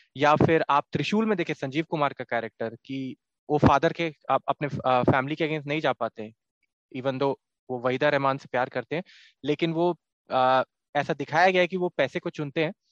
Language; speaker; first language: Hindi; native; Hindi